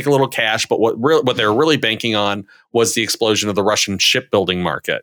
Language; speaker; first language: English; native; English